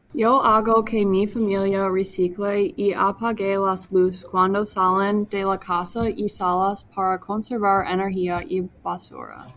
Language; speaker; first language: Spanish; non-native, learner; English